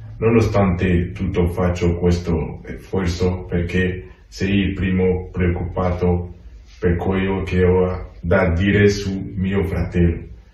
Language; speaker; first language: Italian; non-native, learner; French